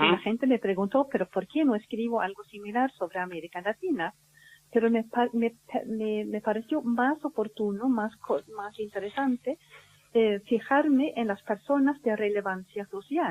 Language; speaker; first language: Spanish; non-native, fluent; Swedish